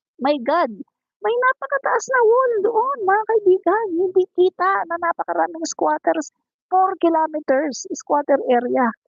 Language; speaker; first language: Filipino; non-native, local second language; Cebuano